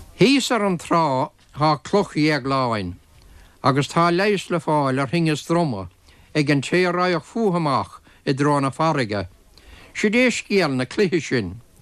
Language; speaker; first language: Irish; native; Irish